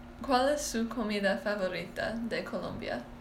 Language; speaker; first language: Spanish; non-native, learner; English